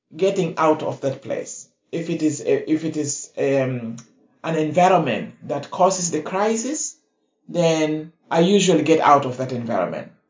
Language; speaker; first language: English; non-native, fluent; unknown